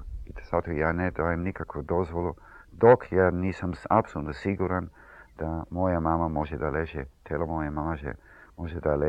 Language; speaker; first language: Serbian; early bilingual, heritage; Serbian